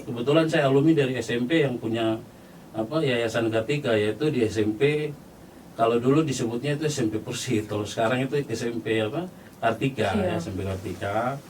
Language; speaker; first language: Indonesian; native; Indonesian